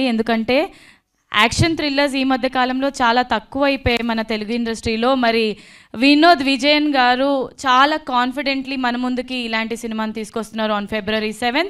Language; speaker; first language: Telugu; native; Telugu